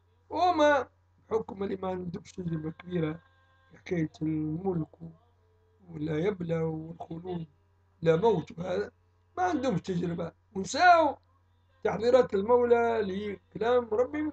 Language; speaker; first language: Arabic; native; Arabic